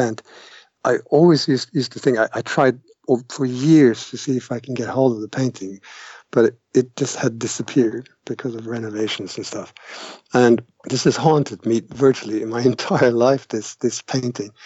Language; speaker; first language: English; non-native, fluent; Norwegian